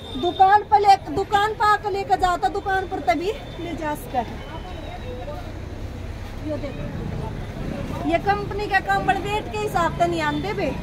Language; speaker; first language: Hindi; native; Hindi